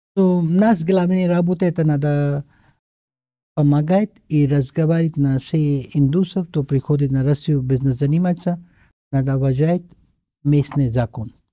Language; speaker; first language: Russian; non-native, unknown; Hindi